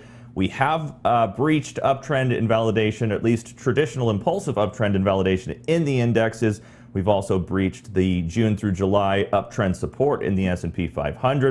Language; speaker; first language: English; native; English